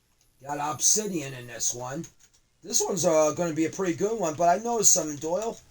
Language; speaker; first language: English; native; English